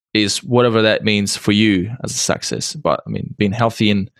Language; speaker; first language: English; non-native, fluent; Czech